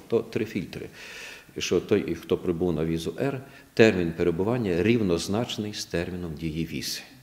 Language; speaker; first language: Ukrainian; native; Ukrainian